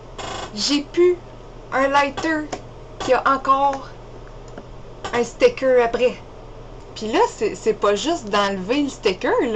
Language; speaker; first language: French; native; French